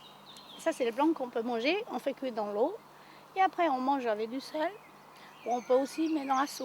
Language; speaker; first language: French; non-native, learner; Hmong